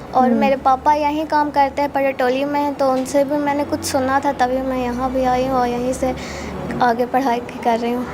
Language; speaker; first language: Hindi; native; Hindi